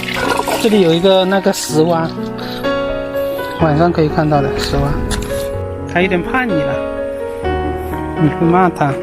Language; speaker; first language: Chinese; native; Chinese